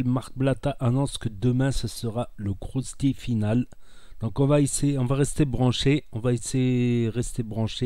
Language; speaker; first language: French; native; French